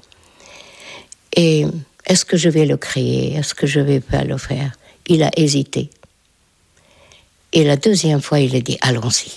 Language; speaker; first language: French; non-native, fluent; Hungarian